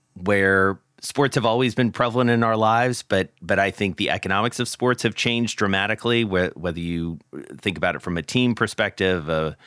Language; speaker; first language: English; native; English